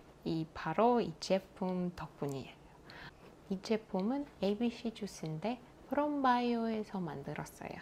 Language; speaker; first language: Korean; non-native, fluent; Russian